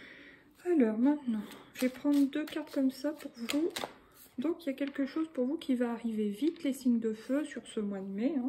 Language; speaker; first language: French; native; French